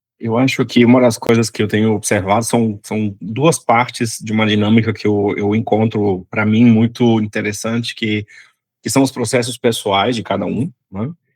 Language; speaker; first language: Portuguese; non-native, fluent; German